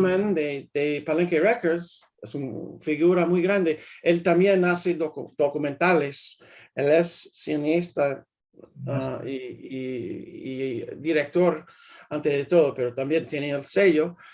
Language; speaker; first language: Spanish; early bilingual, heritage; English